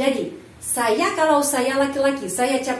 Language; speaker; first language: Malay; non-native, fluent; Russian